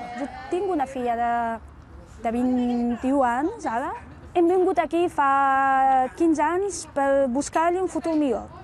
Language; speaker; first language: Catalan; non-native, fluent; Arabic